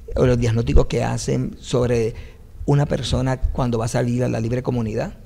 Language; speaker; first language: Spanish; native; Spanish